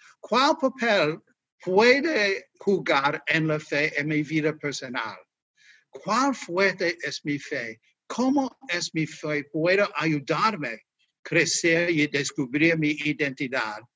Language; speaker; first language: Spanish; non-native, learner; English